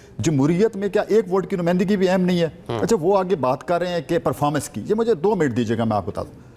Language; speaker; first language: Urdu; non-native, local second language; Saraiki